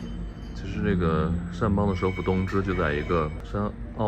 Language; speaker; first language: Chinese; native; Chinese